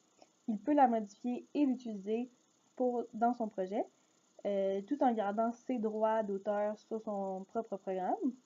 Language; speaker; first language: French; native; French